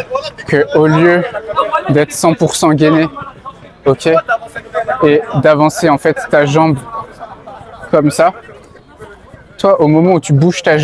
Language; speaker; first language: French; native; French